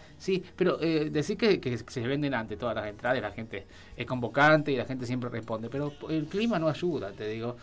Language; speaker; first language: Spanish; native; Spanish